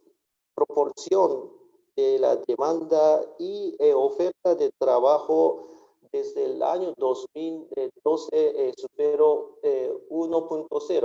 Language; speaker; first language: Spanish; non-native, fluent; Japanese